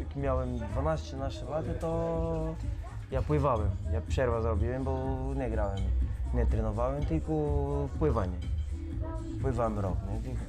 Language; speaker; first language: Polish; non-native, learner; Portuguese